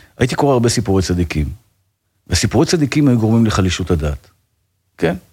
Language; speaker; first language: Hebrew; native; Hebrew